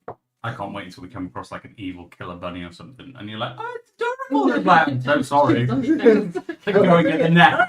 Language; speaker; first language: English; native; English